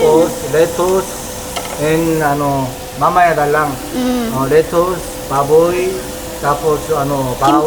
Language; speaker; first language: Filipino; non-native, learner; Korean